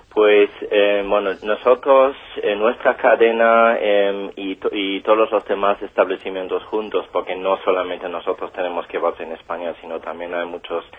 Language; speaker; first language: Spanish; non-native, fluent; German